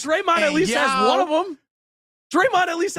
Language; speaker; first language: English; native; English